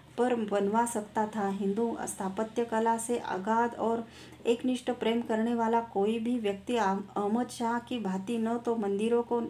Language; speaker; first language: Hindi; non-native, local second language; Marathi